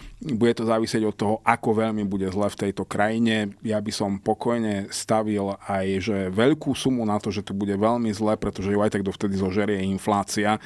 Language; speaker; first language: Slovak; non-native, local second language; Hungarian